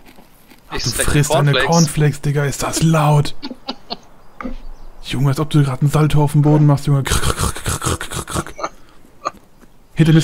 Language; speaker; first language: German; native; German